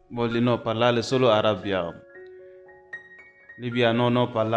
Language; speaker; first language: Italian; non-native, learner; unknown